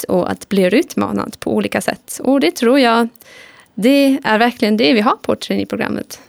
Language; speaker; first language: Swedish; non-native, fluent; German